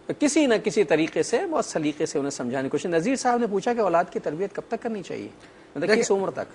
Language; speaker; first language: Urdu; native; Urdu